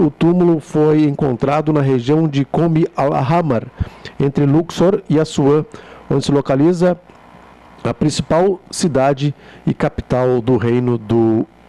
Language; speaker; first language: Portuguese; native; Portuguese